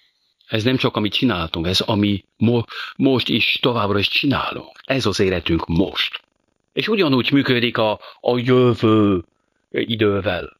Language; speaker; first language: Hungarian; non-native, fluent; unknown